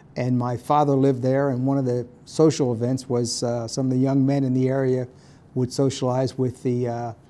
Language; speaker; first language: English; native; English